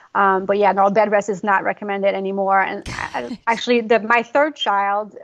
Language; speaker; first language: English; non-native, fluent; French